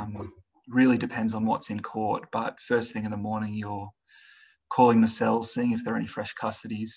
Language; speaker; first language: English; native; English